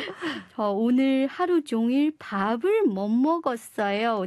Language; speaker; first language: Korean; non-native, fluent; Chinese